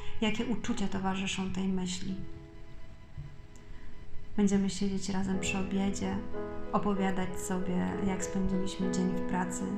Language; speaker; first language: Polish; native; Polish